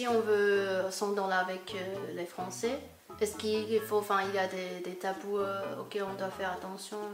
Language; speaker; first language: French; non-native, fluent; Chinese